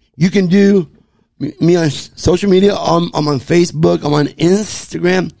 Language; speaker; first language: English; native; English